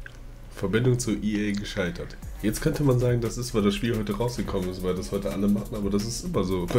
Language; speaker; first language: German; native; German